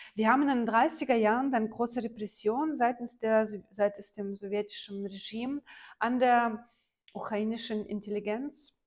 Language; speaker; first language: German; non-native, fluent; Ukrainian